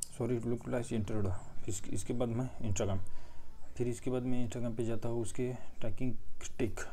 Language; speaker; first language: Hindi; non-native, local second language; Marathi